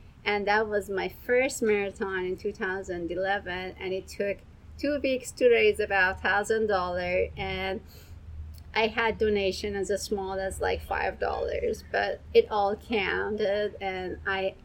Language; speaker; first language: English; non-native, fluent; Persian